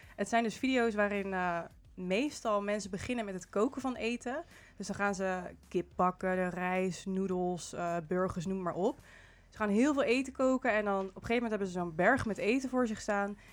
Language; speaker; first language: Dutch; early bilingual, other home language; Indonesian